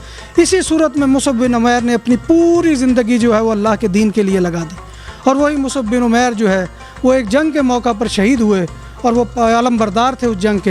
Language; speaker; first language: Urdu; native; Urdu